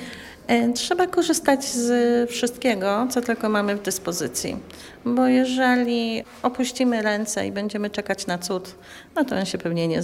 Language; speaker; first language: Polish; native; Polish